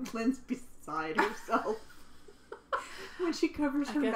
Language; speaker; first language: English; native; English